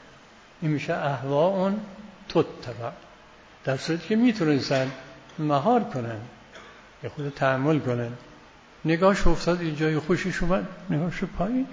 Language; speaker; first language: Persian; native; Persian